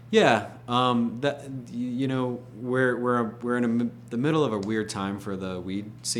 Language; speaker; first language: English; native; English